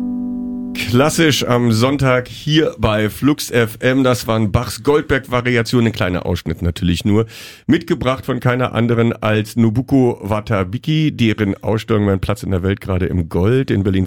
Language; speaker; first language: German; native; German